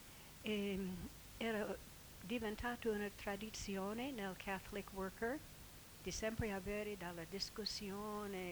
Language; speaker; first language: Italian; non-native, fluent; English